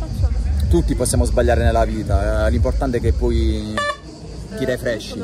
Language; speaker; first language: Italian; native; Italian